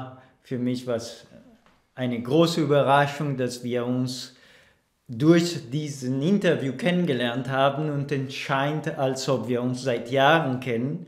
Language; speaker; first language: German; non-native, fluent; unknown